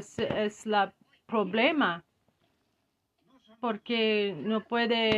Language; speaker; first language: Spanish; non-native, learner; English